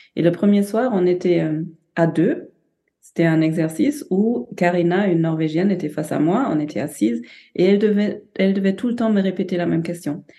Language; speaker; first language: French; non-native, fluent; German